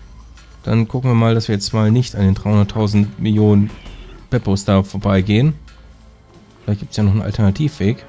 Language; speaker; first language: German; native; German